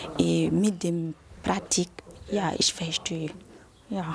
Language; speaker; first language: German; non-native, learner; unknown